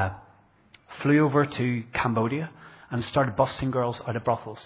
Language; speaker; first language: English; native; English